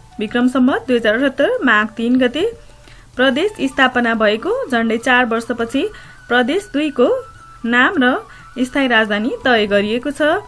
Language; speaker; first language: Nepali; native; Nepali